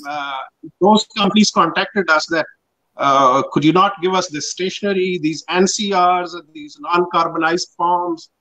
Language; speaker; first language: English; non-native, local second language; Pashto